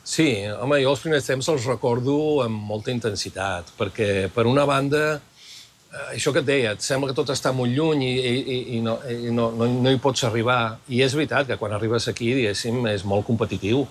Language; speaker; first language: Catalan; native; Catalan